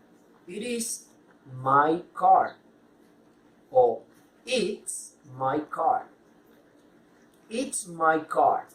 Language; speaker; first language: English; non-native, fluent; Spanish